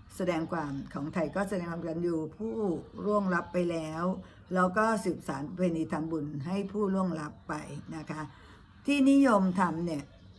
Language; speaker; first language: Thai; native; Thai